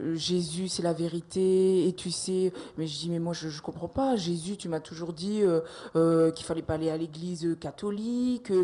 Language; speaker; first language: French; native; French